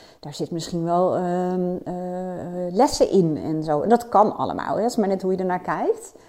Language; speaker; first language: Dutch; native; Dutch